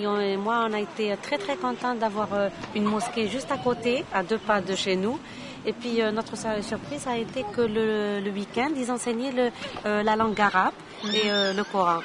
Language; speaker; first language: French; non-native, local second language; Arabic